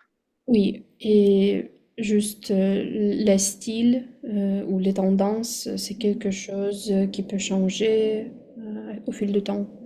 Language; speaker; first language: French; non-native, fluent; Russian